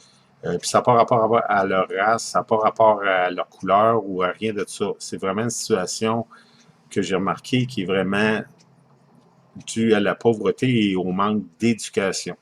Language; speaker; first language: French; native; French